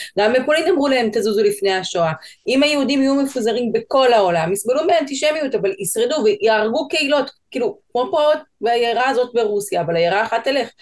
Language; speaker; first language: Hebrew; non-native, fluent; Spanish